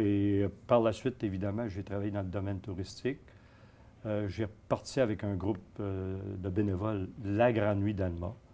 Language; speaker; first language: French; native; French